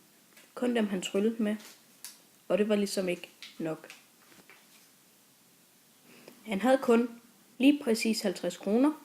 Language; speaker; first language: Danish; native; Danish